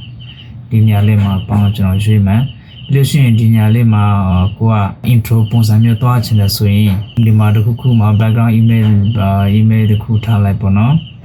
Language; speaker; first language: Burmese; non-native, local second language; Shan